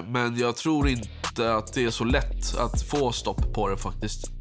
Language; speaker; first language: Swedish; native; Swedish